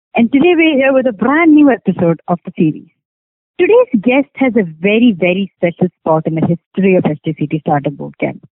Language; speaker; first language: English; non-native, local second language; Malayalam